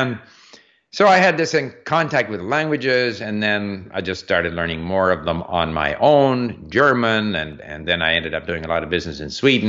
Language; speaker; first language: English; native; English